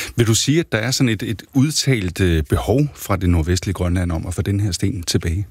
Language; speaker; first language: Danish; native; Danish